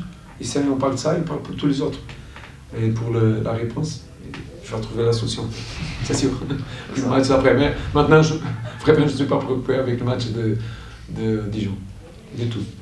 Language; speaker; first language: French; non-native, fluent; Portuguese